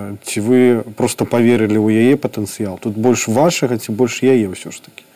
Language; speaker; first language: Belarusian; non-native, local second language; Russian